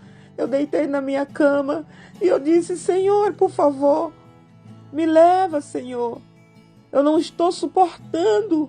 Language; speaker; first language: Portuguese; native; Portuguese